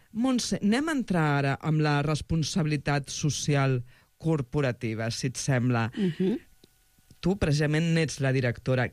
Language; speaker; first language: Catalan; native; Catalan